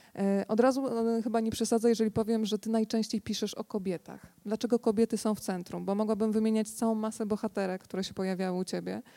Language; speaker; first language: Polish; native; Polish